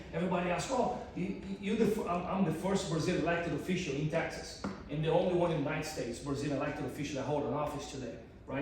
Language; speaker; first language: English; non-native, fluent; Portuguese